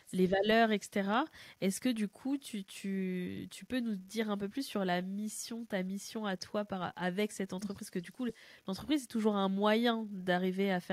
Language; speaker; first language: French; native; French